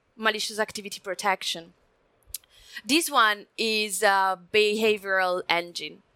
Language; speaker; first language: English; non-native, fluent; Italian